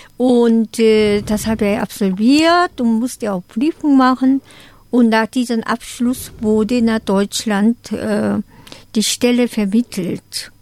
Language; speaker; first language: German; non-native, fluent; Korean